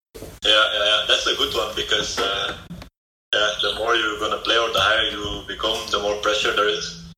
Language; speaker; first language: English; non-native, fluent; Dutch